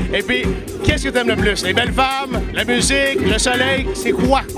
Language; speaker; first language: French; native; French